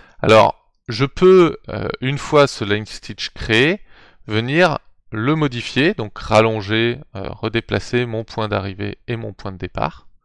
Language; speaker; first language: French; native; French